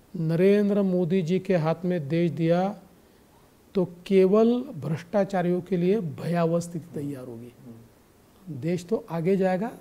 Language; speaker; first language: Hindi; non-native, local second language; Marathi